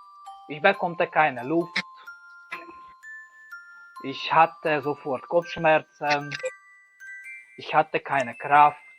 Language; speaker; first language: German; non-native, learner; Hungarian